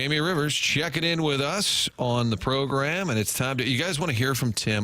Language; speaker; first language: English; native; English